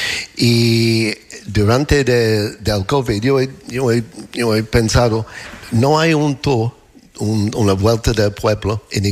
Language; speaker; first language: Spanish; non-native, learner; English